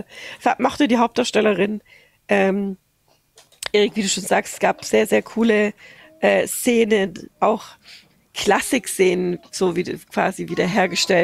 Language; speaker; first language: German; native; German